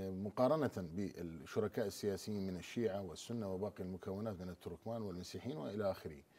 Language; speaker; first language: Arabic; non-native, local second language; Turkmen